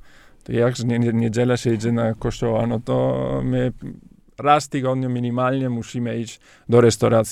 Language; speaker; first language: Polish; non-native, learner; Italian